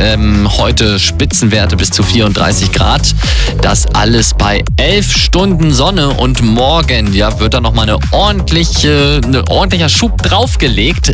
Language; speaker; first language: German; native; German